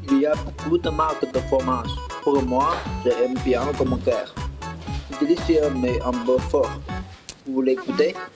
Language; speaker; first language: French; non-native, learner; Chinese